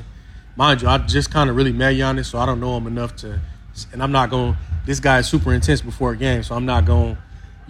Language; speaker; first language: English; native; English